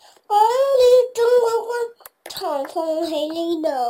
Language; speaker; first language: Chinese; early bilingual, heritage; Cantonese